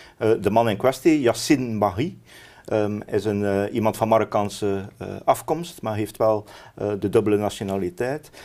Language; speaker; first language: Dutch; native; Dutch